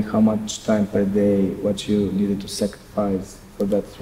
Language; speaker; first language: English; non-native, learner; Serbian